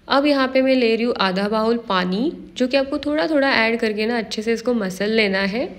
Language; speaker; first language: Hindi; non-native, local second language; Marathi